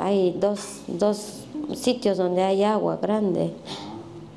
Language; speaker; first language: Spanish; native; Spanish